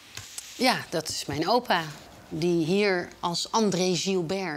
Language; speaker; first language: Dutch; native; Dutch